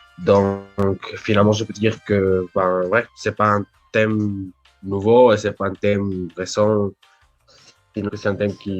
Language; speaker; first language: French; non-native, learner; Spanish